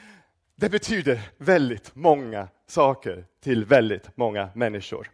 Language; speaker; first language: Swedish; non-native, fluent; English